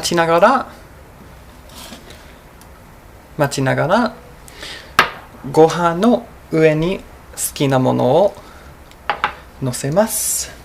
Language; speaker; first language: Japanese; non-native, fluent; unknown